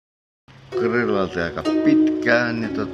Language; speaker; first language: Finnish; native; Finnish